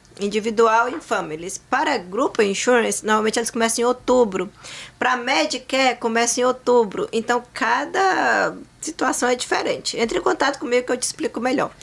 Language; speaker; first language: Portuguese; native; Portuguese